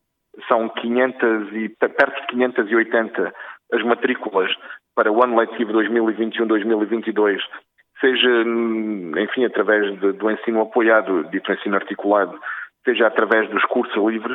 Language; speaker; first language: Portuguese; native; Portuguese